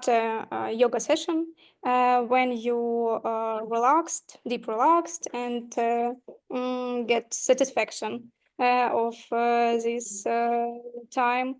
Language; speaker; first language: English; non-native, learner; Ukrainian